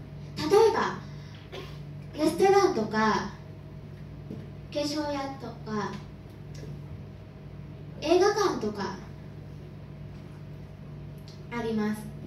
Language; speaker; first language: Japanese; non-native, learner; Thai